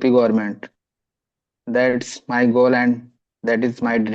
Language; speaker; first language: English; non-native, learner; Hindi